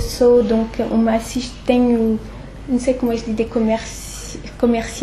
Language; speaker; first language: Portuguese; early bilingual, heritage; French